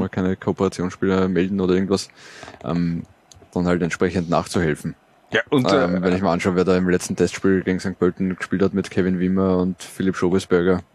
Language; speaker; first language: German; native; German